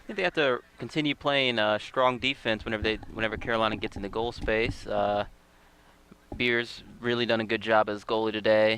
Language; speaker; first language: English; native; English